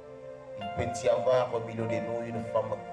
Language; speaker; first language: French; non-native, local second language; Lingala